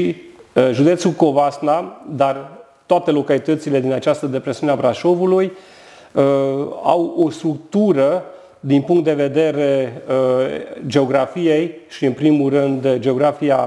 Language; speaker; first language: Romanian; non-native, local second language; Hungarian